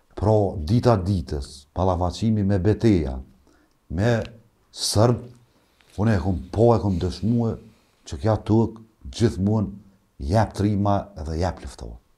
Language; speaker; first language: Albanian; native; Albanian